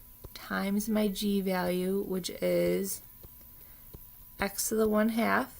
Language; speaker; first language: English; native; English